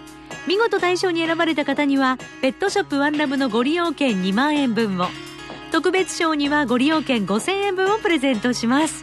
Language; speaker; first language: Japanese; native; Japanese